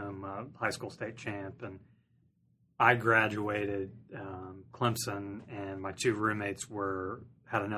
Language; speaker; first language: English; native; English